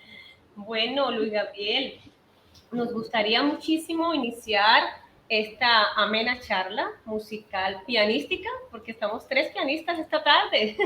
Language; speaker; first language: Spanish; native; Spanish